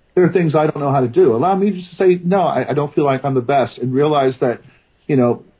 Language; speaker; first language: English; native; English